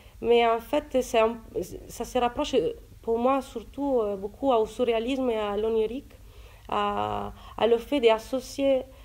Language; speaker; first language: French; non-native, fluent; Italian